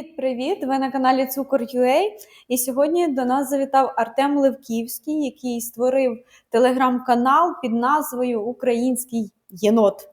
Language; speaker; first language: Ukrainian; native; Ukrainian